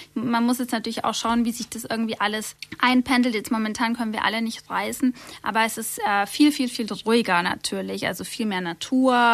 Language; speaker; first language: German; native; German